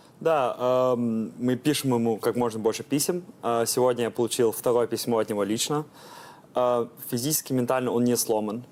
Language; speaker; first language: Russian; early bilingual, heritage; Russian